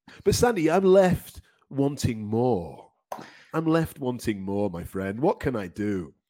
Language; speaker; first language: English; native; English